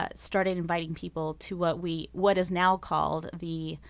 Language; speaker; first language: English; early bilingual, other home language; Spanish